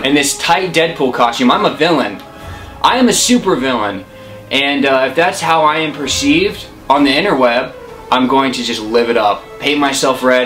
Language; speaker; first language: English; native; English